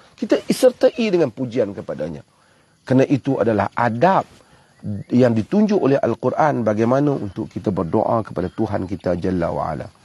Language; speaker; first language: Malay; native; Malay